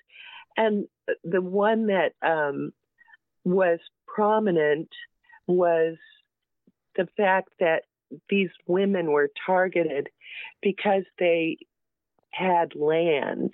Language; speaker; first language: English; native; English